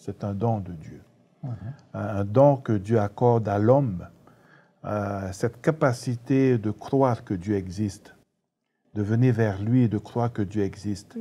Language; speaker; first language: French; native; French